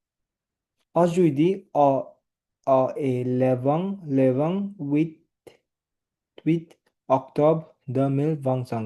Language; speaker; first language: French; non-native, learner; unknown